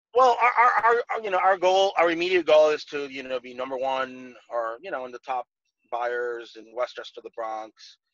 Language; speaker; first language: English; non-native, fluent; Spanish